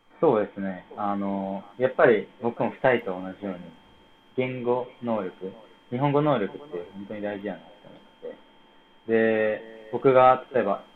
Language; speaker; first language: Japanese; native; Japanese